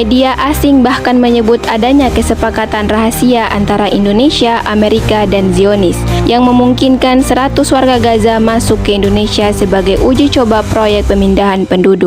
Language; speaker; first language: Indonesian; native; Indonesian